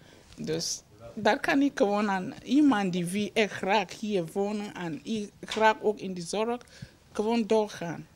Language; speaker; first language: Dutch; non-native, learner; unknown